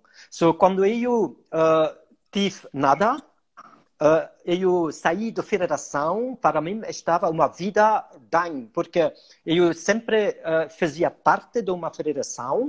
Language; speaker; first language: Portuguese; non-native, learner; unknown